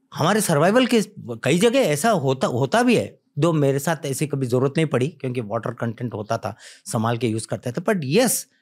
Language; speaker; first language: Hindi; native; Hindi